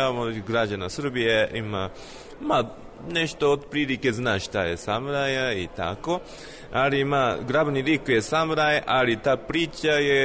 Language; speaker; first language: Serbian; non-native, learner; Japanese